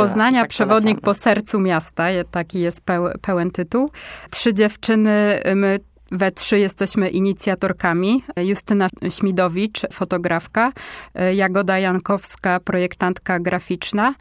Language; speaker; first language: Polish; native; Polish